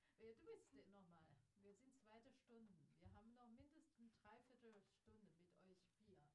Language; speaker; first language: German; non-native, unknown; Chinese